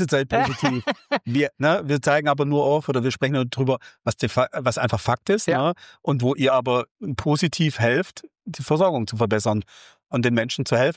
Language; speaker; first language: German; native; German